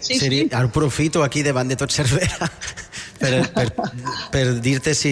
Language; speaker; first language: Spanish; non-native, local second language; Catalan